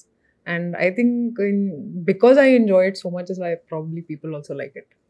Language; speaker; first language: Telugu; non-native, local second language; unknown